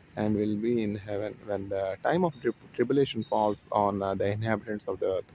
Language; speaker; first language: English; non-native, local second language; Telugu